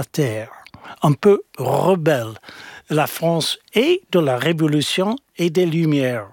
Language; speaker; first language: French; non-native, fluent; English